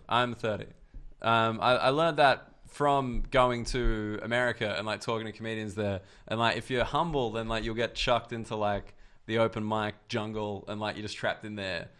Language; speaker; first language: English; native; English